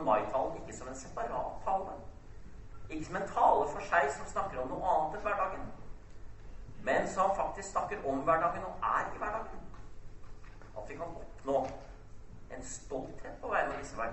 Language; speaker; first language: Norwegian; native; Norwegian